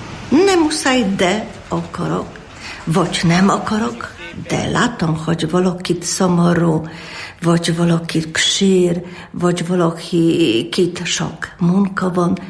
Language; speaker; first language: Hungarian; non-native, learner; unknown